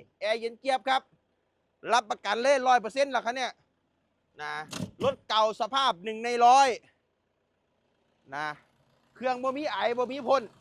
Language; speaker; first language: Thai; non-native, local second language; Northeastern Thai